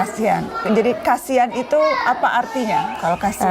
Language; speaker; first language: Indonesian; native; Indonesian